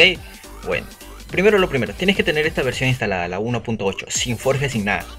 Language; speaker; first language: Spanish; native; Spanish